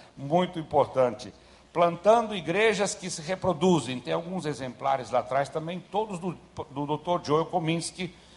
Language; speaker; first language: Portuguese; early bilingual, other home language; German